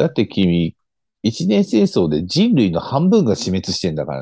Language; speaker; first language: Japanese; native; Japanese